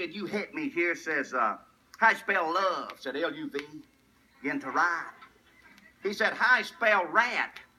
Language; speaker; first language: English; native; English